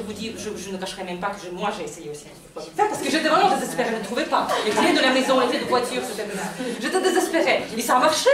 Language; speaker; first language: French; non-native, fluent; Russian